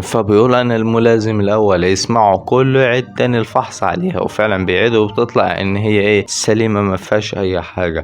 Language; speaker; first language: Arabic; native; Arabic